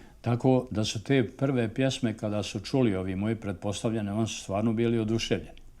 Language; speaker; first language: Bosnian; native; Bosnian